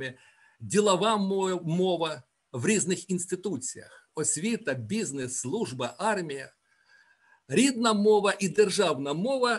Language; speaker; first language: Ukrainian; native; Ukrainian